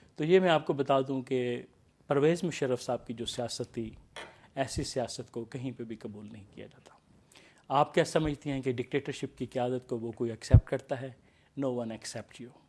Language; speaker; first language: Urdu; native; Urdu